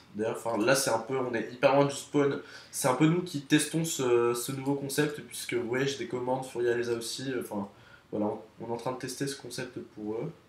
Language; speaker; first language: French; native; French